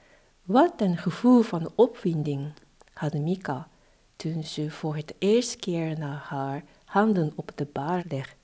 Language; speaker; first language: Dutch; non-native, fluent; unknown